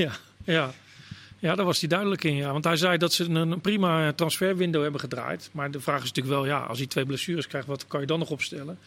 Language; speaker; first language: Dutch; native; Dutch